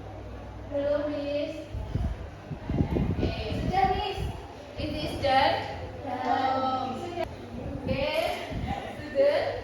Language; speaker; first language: English; non-native, learner; Indonesian